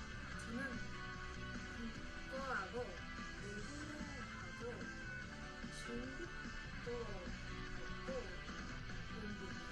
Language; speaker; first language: Korean; non-native, learner; English